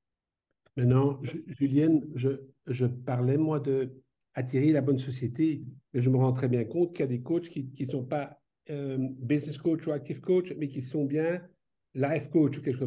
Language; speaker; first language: French; native; French